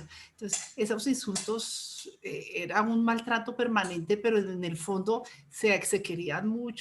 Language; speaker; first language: Spanish; native; Spanish